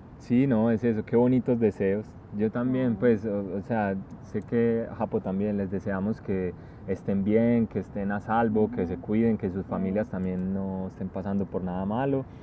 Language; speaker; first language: Spanish; native; Spanish